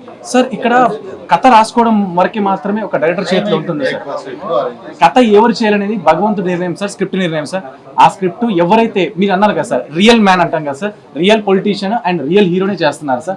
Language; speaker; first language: Telugu; native; Telugu